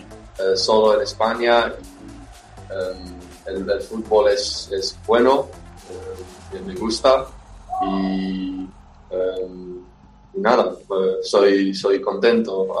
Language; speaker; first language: Spanish; non-native, learner; Romanian